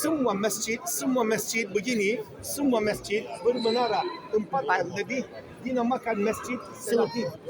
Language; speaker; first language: Indonesian; non-native, learner; Turkish